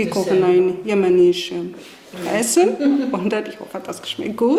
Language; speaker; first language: German; non-native, learner; Arabic